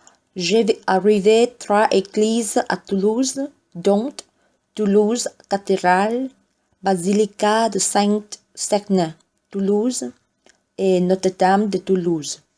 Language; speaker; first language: French; non-native, learner; Vietnamese